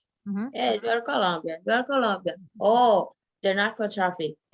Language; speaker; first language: English; non-native, learner; Spanish